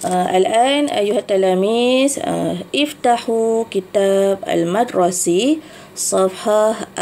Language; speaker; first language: Arabic; non-native, fluent; Malay